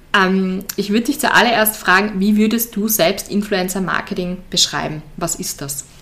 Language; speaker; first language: German; native; German